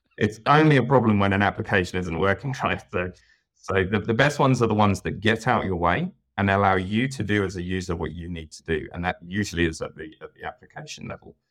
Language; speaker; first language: English; native; English